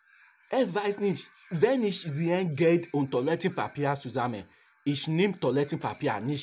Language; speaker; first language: German; non-native, learner; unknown